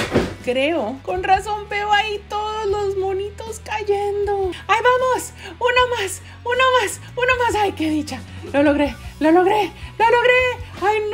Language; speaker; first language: Spanish; native; Spanish